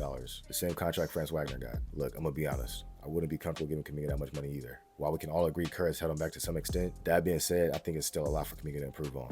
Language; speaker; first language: English; native; English